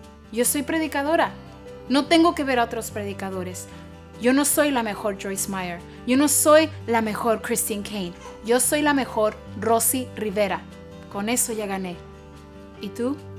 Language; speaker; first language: Spanish; early bilingual, heritage; Spanish